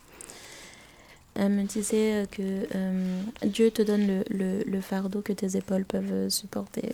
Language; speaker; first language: French; native; French